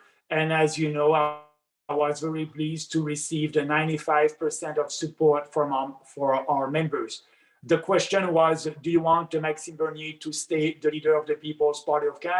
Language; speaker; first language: English; non-native, local second language; French